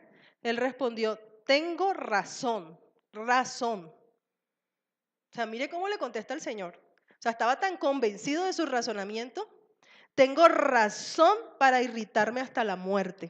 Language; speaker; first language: Spanish; native; Spanish